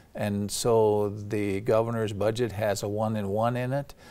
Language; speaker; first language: English; native; English